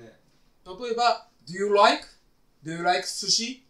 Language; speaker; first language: English; non-native, learner; Japanese